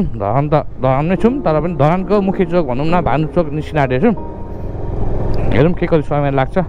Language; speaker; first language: Nepali; native; Nepali